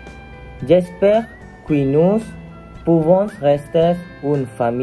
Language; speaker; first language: French; non-native, learner; Malay